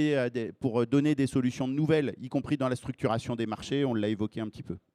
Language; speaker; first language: French; native; French